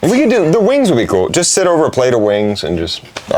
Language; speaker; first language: English; native; English